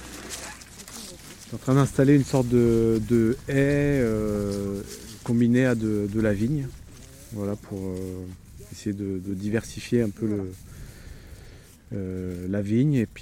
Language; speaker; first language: French; native; French